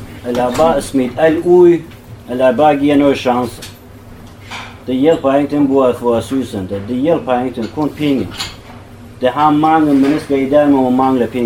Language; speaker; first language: Danish; non-native, learner; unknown